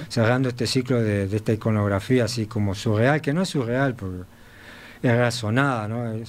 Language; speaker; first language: Spanish; native; Spanish